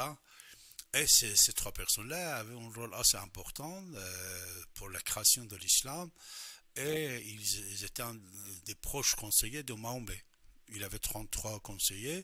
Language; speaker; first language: French; non-native, fluent; Persian